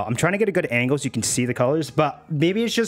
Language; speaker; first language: English; native; English